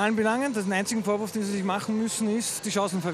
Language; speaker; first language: German; native; German